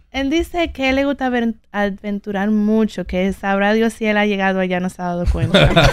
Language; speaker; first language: Spanish; native; Spanish